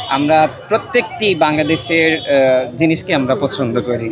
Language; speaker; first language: Bangla; non-native, learner; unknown